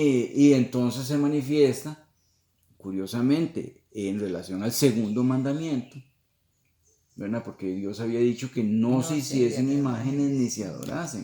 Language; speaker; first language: Spanish; native; Spanish